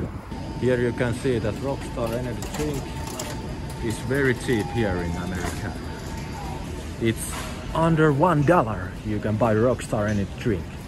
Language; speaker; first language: English; non-native, learner; Finnish